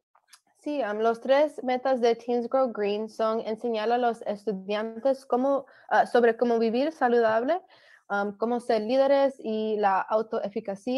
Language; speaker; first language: Spanish; early bilingual, other home language; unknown